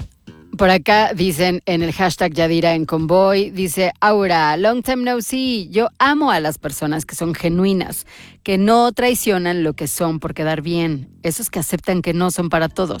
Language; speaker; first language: Spanish; native; Spanish